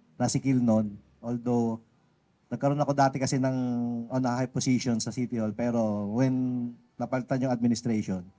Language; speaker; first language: Filipino; native; Filipino